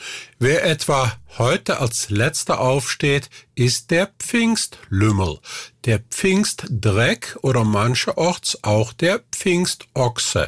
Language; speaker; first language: German; native; German